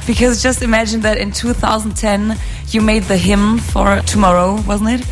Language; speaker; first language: English; non-native, fluent; German